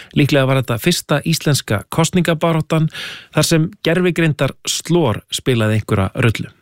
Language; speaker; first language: Icelandic; native; Icelandic